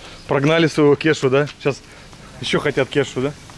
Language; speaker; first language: Russian; native; Russian